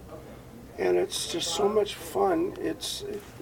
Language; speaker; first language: English; native; English